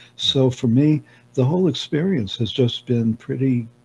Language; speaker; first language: English; native; English